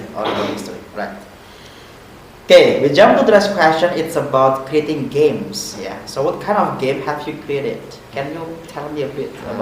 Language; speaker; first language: English; non-native, fluent; Indonesian